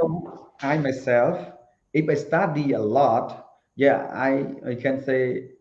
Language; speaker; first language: English; non-native, learner; Khmer